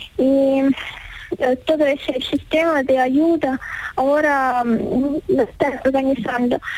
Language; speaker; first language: Spanish; non-native, fluent; Ukrainian